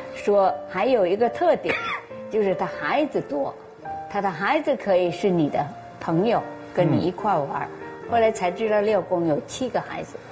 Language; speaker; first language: Chinese; early bilingual, other home language; Thai